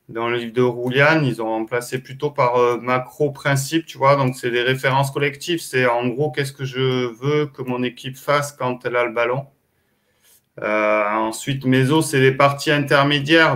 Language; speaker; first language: French; native; French